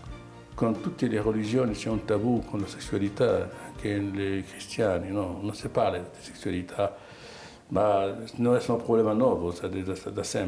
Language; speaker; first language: Italian; non-native, learner; Arabic